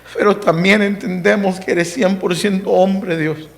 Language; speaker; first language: Spanish; native; Spanish